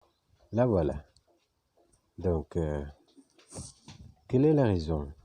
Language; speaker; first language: French; non-native, fluent; Indonesian